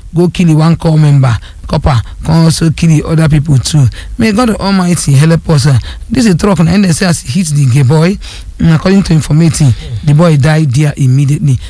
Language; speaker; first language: Nigerian Pidgin; non-native, local second language; Yoruba